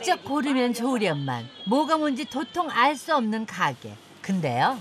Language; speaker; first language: Korean; native; Korean